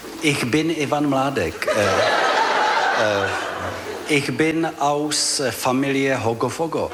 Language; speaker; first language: German; non-native, learner; Czech